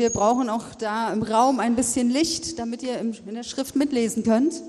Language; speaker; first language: German; native; German